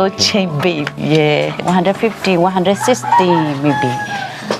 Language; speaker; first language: English; non-native, learner; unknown